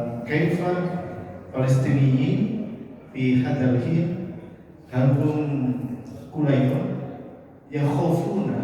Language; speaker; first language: Arabic; non-native, learner; Indonesian